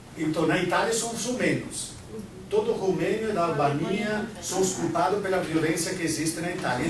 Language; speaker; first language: Portuguese; non-native, fluent; Italian